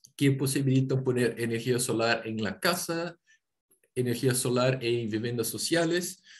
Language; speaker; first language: Spanish; non-native, fluent; Portuguese